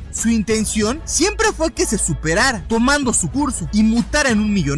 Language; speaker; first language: Spanish; native; Spanish